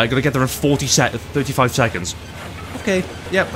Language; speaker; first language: English; native; English